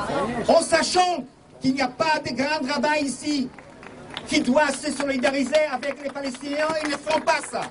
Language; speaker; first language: French; non-native, fluent; Hebrew